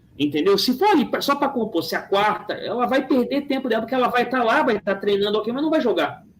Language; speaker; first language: Portuguese; native; Portuguese